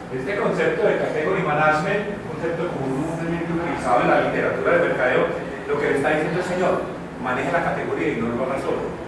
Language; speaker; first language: Spanish; native; Spanish